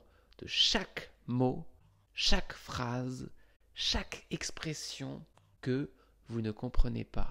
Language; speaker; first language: French; non-native, fluent; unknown